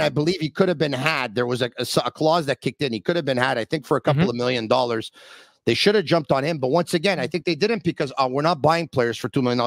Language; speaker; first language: English; native; English